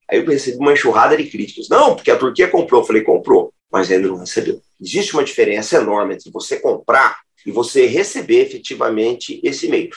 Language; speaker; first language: Portuguese; native; Portuguese